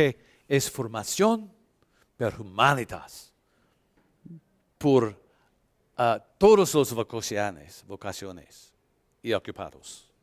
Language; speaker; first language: Spanish; non-native, learner; English